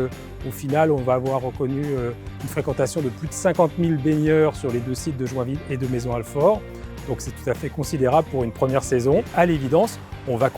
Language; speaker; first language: French; native; French